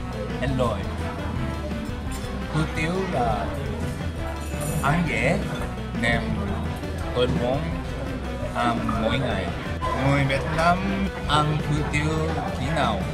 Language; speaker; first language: Vietnamese; non-native, learner; Japanese